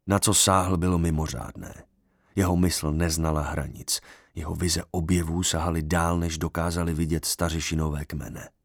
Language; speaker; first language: Czech; native; Czech